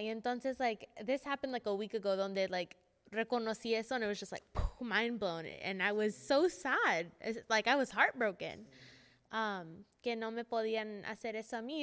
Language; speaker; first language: English; early bilingual, other home language; Spanish